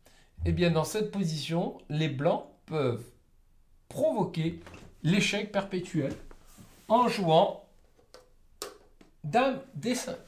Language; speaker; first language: French; native; French